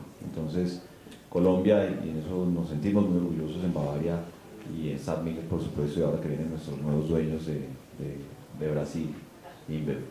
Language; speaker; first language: Spanish; native; Spanish